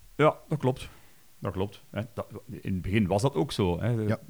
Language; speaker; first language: Dutch; native; Dutch